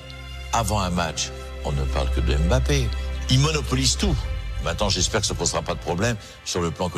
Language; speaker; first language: French; native; French